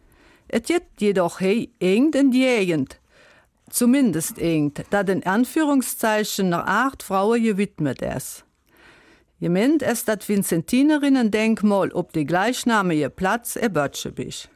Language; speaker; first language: German; native; German